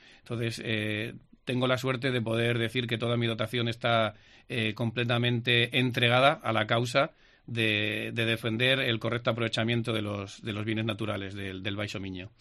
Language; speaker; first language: Spanish; native; Spanish